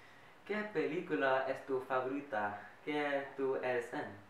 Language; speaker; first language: Spanish; non-native, learner; English